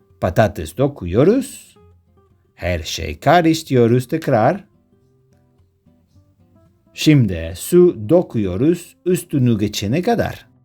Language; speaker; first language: Turkish; non-native, learner; Spanish